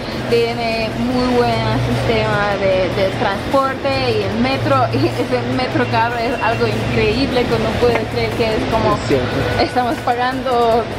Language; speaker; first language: Spanish; non-native, fluent; Hungarian